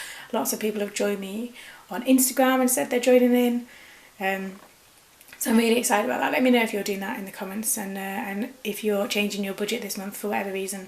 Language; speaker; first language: English; native; English